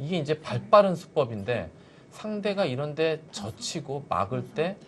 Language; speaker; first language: Korean; native; Korean